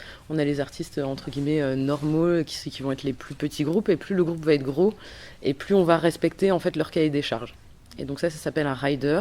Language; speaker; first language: French; native; French